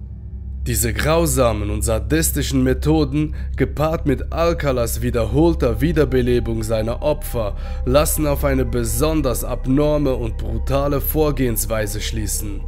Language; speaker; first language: German; native; German